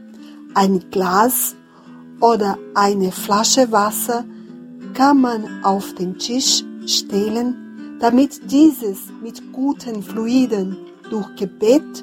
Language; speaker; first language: German; non-native, fluent; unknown